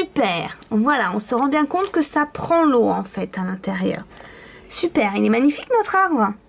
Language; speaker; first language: French; native; French